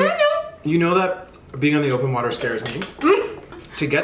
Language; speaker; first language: English; native; English